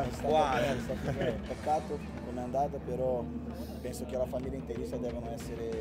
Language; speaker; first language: Italian; non-native, fluent; Portuguese